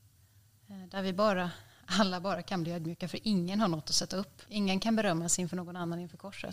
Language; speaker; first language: Swedish; native; Swedish